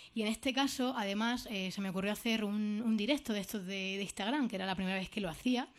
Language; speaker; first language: Spanish; native; Spanish